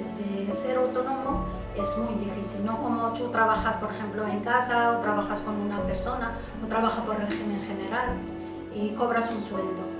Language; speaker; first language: Spanish; non-native, local second language; Arabic